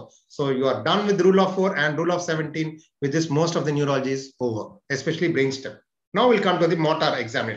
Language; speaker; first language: English; non-native, local second language; Telugu